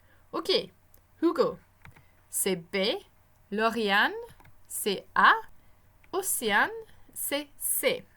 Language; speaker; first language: French; non-native, fluent; English